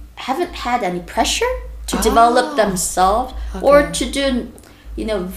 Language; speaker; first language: English; non-native, fluent; Korean